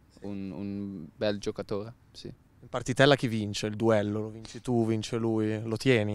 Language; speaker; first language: Italian; native; Italian